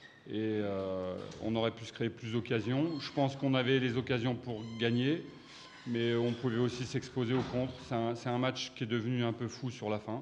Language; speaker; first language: French; native; French